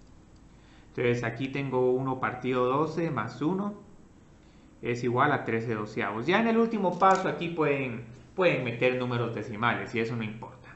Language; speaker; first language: Spanish; native; Spanish